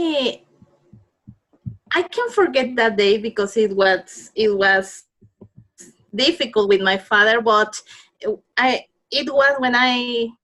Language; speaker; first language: English; non-native, learner; Spanish